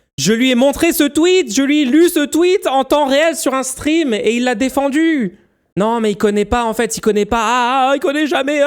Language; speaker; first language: French; native; French